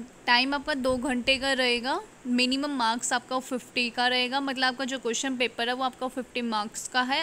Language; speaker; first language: Hindi; native; Hindi